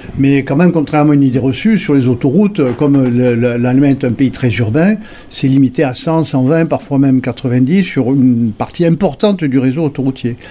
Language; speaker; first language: French; native; French